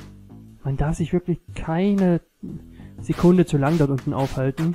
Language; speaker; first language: German; native; German